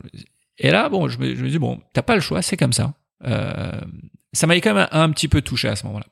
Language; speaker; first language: French; early bilingual, other home language; Persian